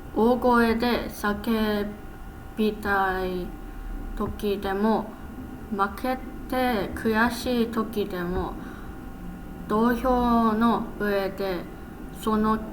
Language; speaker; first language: Japanese; non-native, learner; English